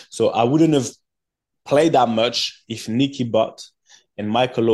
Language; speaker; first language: English; non-native, fluent; French